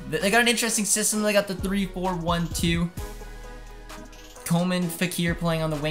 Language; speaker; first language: English; native; English